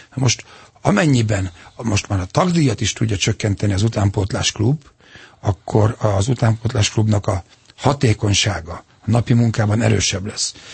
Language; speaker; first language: Hungarian; native; Hungarian